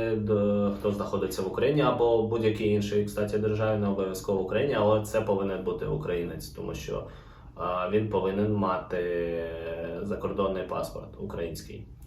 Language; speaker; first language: Ukrainian; non-native, local second language; Russian